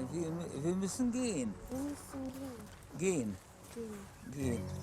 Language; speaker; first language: German; non-native, learner; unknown